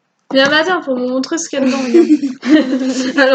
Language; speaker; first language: French; native; French